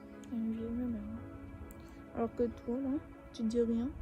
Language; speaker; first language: French; native; French